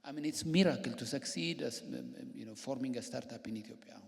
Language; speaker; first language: English; non-native, local second language; Amharic